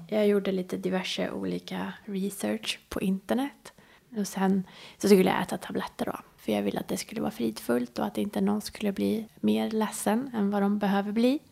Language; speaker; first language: Swedish; early bilingual, other home language; Persian